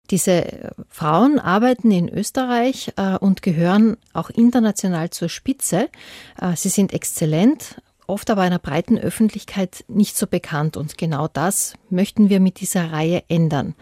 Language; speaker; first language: German; native; German